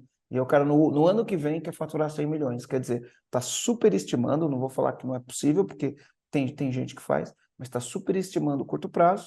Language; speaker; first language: Portuguese; native; Portuguese